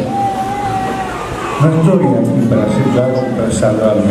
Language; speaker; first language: Spanish; native; Spanish